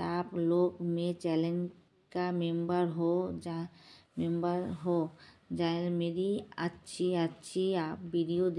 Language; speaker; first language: Hindi; non-native, learner; Bangla